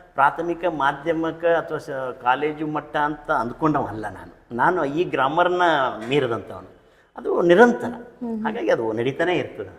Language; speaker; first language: Kannada; native; Kannada